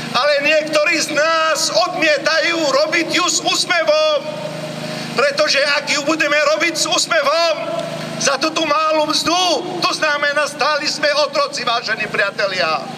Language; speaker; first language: Slovak; non-native, fluent; Kurdish